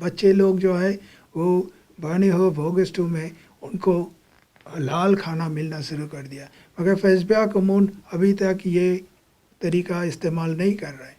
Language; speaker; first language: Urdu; non-native, fluent; Bangla